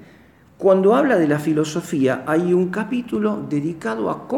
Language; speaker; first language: Spanish; native; Spanish